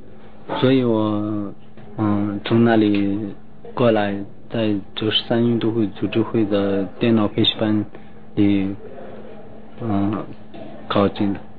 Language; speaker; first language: Chinese; non-native, local second language; Tibetan